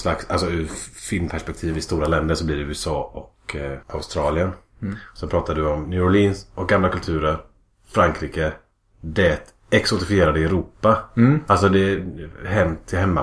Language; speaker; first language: Swedish; native; Swedish